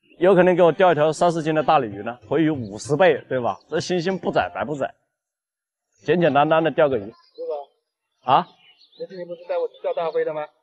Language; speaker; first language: Chinese; native; Chinese